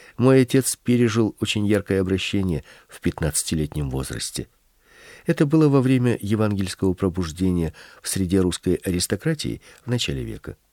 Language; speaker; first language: Russian; early bilingual, other home language; Swedish